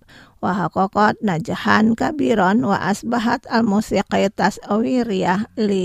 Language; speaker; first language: Arabic; non-native, learner; Indonesian